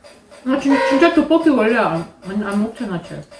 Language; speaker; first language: Korean; non-native, fluent; Russian